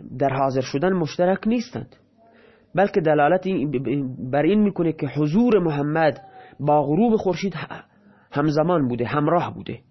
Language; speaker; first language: Persian; non-native, local second language; Baluchi